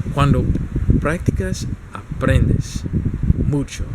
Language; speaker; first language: Spanish; non-native, learner; English